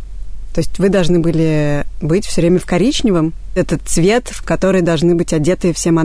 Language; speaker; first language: Russian; native; Russian